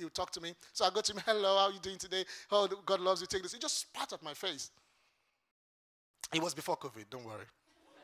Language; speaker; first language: English; non-native, local second language; Yoruba